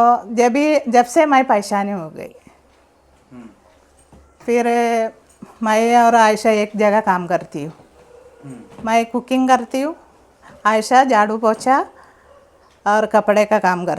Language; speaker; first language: Hindi; non-native, local second language; Malayalam